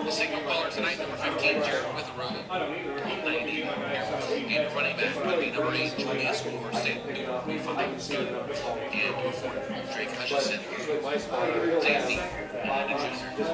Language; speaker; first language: English; native; English